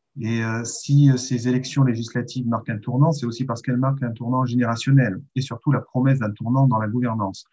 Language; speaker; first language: French; native; French